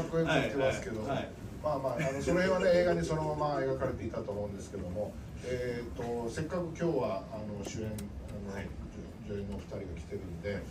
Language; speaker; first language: Japanese; native; Japanese